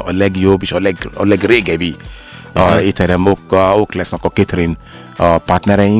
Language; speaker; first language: Hungarian; non-native, learner; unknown